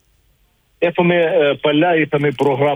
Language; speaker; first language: Greek; non-native, learner; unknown